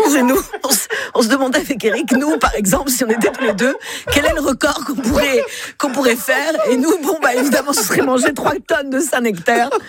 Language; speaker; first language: French; native; French